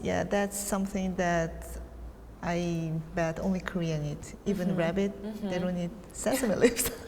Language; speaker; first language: English; non-native, learner; Korean